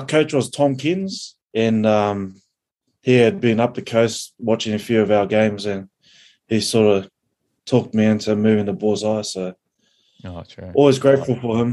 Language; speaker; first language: English; native; English